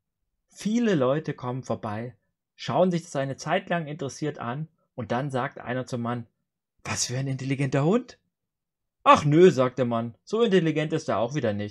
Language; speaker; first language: German; native; German